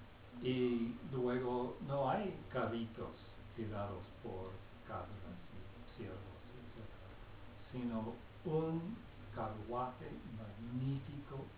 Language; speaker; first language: Spanish; non-native, fluent; English